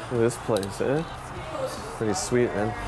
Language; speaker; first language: English; native; English